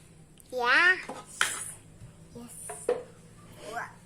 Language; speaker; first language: English; non-native, learner; Indonesian